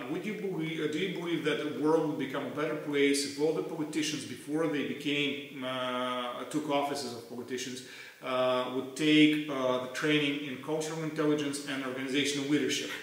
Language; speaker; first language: English; non-native, fluent; Ukrainian